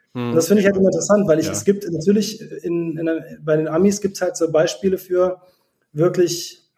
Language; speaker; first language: German; native; German